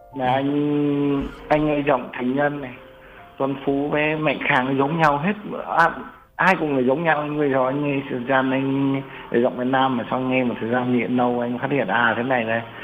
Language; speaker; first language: Vietnamese; native; Vietnamese